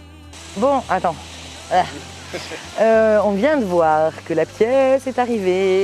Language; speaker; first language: French; native; French